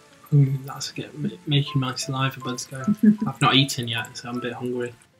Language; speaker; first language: English; native; English